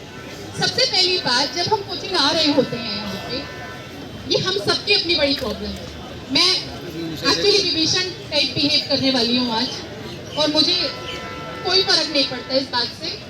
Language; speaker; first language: Hindi; native; Hindi